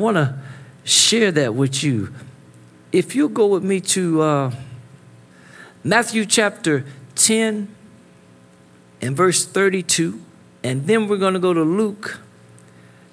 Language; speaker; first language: English; native; English